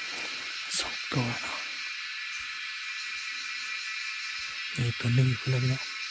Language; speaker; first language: Thai; non-native, local second language; Hmong